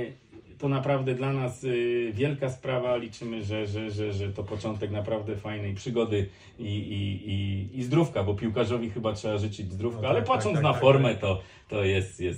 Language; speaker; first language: Polish; native; Polish